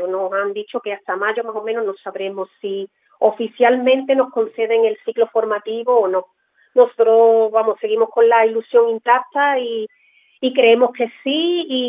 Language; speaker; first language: Spanish; native; Spanish